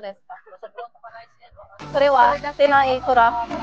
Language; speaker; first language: Japanese; non-native, learner; Filipino